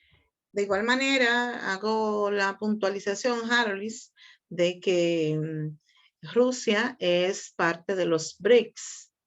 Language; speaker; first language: Spanish; native; Spanish